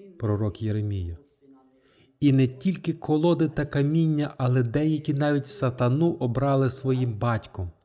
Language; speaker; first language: Ukrainian; non-native, fluent; French